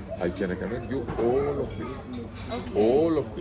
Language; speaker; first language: English; non-native, fluent; Greek